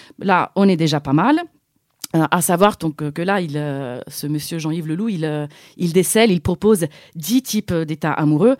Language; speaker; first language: French; non-native, fluent; Italian